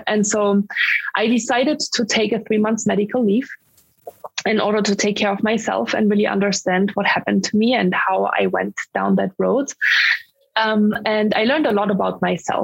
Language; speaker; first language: English; non-native, fluent; German